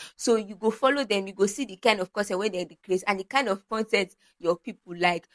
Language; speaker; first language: Nigerian Pidgin; non-native, local second language; Yoruba